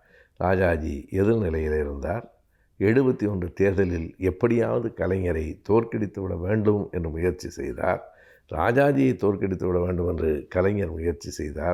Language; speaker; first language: Tamil; native; Tamil